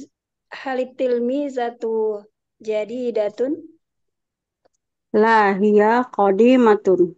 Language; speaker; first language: Arabic; non-native, learner; Indonesian